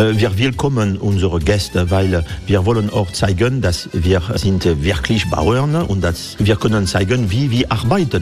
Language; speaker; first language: German; non-native, fluent; French